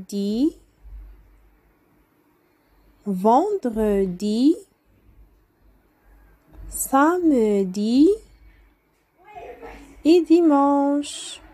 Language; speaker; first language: French; non-native, local second language; Arabic